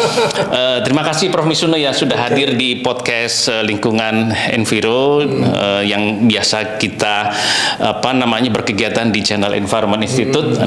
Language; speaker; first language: Indonesian; native; Indonesian